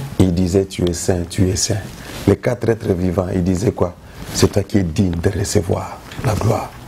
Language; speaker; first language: French; non-native, local second language; Lingala